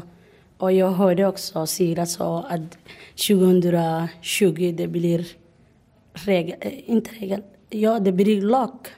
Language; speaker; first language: Swedish; non-native, learner; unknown